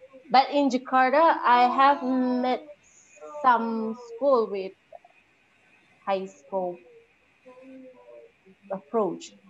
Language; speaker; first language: English; non-native, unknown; Indonesian